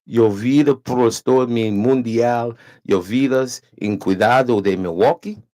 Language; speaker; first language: Spanish; non-native, learner; English